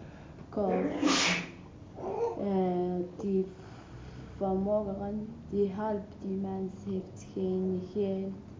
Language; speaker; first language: Dutch; non-native, learner; Arabic